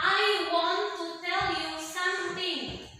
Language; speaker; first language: English; non-native, learner; Indonesian